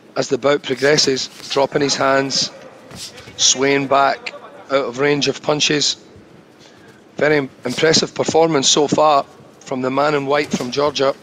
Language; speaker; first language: English; native; English